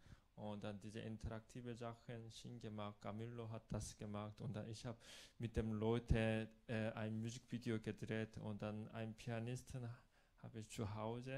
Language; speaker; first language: German; non-native, fluent; Korean